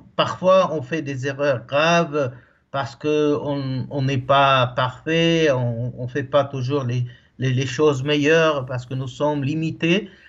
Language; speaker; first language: French; non-native, local second language; Arabic